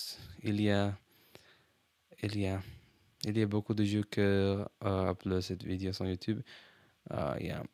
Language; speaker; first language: French; non-native, learner; English